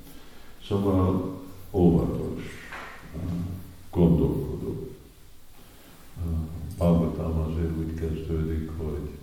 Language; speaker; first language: Hungarian; native; Hungarian